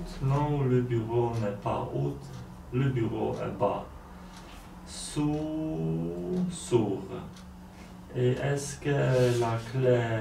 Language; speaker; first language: French; non-native, learner; Polish